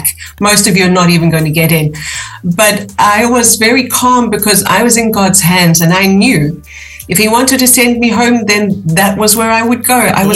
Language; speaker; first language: English; native; English